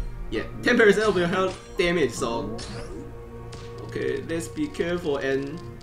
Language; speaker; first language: English; non-native, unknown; Chinese